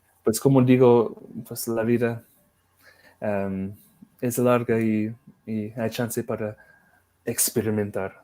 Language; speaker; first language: Spanish; non-native, fluent; English